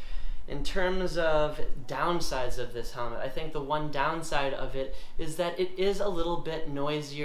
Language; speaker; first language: English; native; English